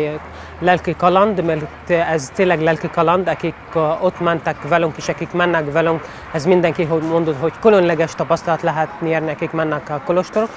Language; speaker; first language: Hungarian; non-native, learner; Arabic